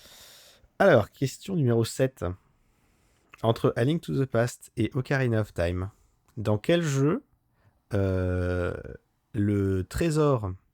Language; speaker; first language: French; native; French